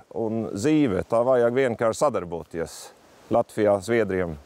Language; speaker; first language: Latvian; non-native, learner; Swedish